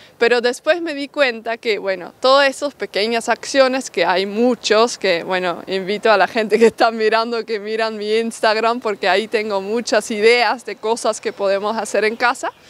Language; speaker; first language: Spanish; non-native, fluent; Dutch